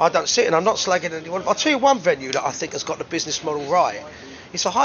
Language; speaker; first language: English; native; English